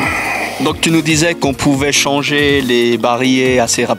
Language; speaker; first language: French; native; French